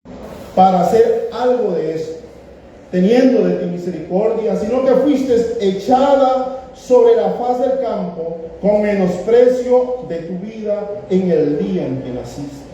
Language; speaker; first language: Spanish; native; Spanish